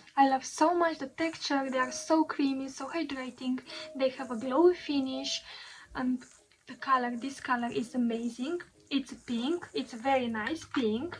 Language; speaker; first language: English; non-native, fluent; Romanian